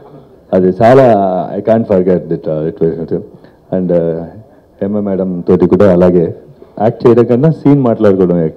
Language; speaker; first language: Telugu; non-native, fluent; Tamil